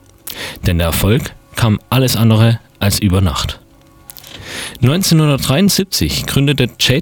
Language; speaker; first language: German; native; German